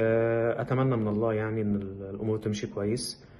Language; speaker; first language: Arabic; native; Arabic